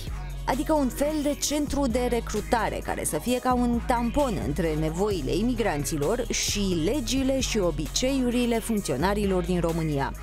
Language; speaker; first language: Romanian; native; Romanian